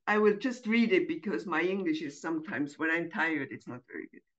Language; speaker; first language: English; non-native, fluent; German